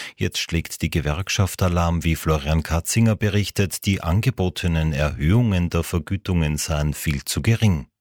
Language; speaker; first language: German; native; German